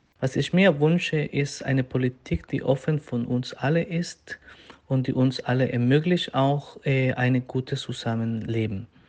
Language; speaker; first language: German; non-native, fluent; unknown